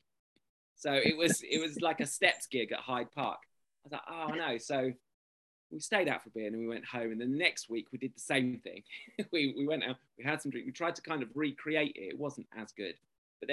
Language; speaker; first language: English; native; English